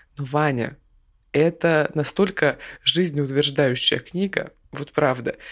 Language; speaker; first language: Russian; native; Russian